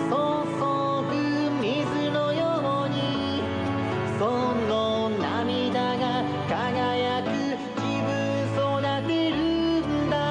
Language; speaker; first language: Japanese; native; Japanese